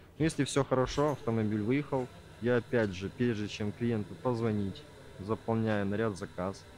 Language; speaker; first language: Russian; native; Russian